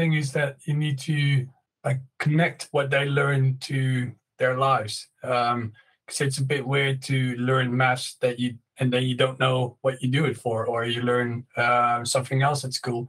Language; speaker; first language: English; non-native, fluent; Dutch